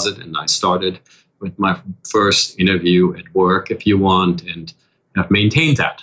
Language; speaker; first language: English; non-native, fluent; German